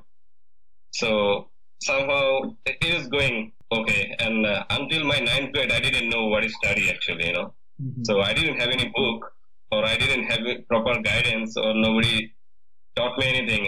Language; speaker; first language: English; non-native, learner; Bangla